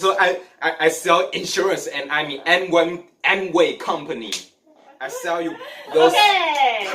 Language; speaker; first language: English; non-native, learner; Chinese